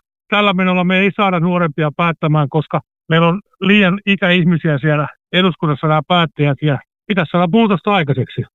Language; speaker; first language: Finnish; native; Finnish